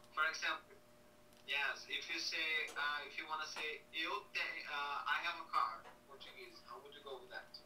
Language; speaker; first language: English; non-native, fluent; Portuguese